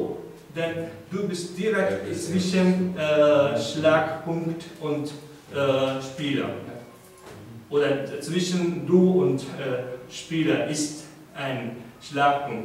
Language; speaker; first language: German; non-native, fluent; Japanese